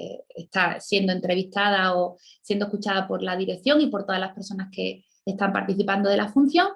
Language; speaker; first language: Spanish; native; Spanish